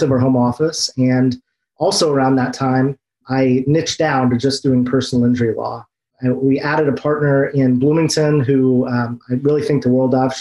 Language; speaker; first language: English; native; English